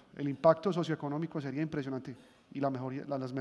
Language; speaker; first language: Spanish; native; Spanish